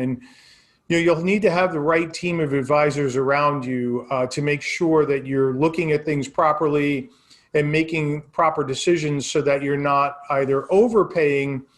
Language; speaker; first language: English; native; English